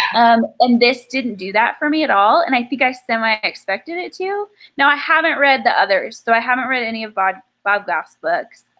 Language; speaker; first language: English; native; English